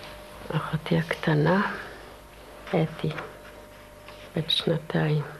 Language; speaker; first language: Hebrew; non-native, fluent; Yiddish